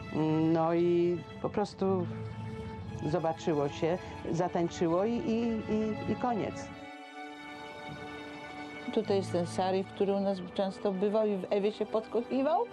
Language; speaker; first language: Polish; native; Polish